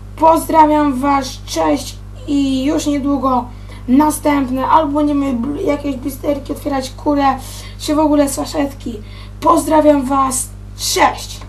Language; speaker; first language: Polish; native; Polish